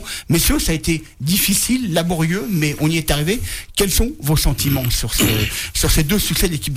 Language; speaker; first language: French; native; French